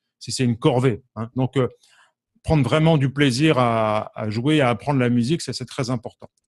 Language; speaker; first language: French; native; French